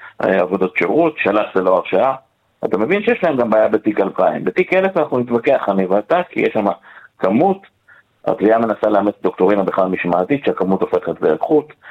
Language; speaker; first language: Hebrew; native; Hebrew